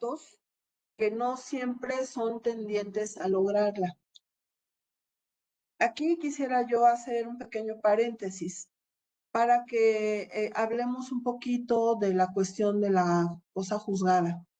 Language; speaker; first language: Spanish; native; Spanish